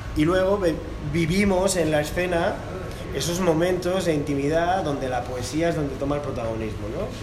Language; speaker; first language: Spanish; non-native, local second language; Catalan